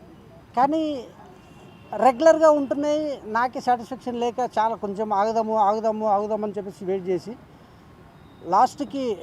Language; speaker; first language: Telugu; native; Telugu